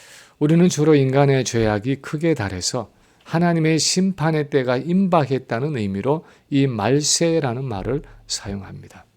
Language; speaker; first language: Korean; native; Korean